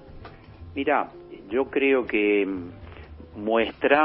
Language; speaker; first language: Spanish; native; Spanish